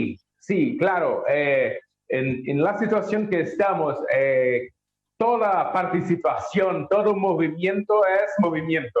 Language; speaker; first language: Spanish; non-native, learner; Portuguese